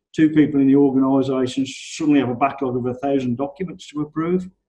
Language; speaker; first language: English; native; English